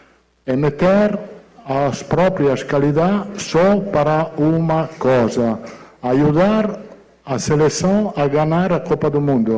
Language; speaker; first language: Portuguese; non-native, fluent; Italian